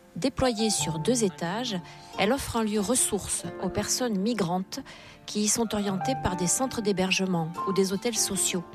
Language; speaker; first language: French; native; French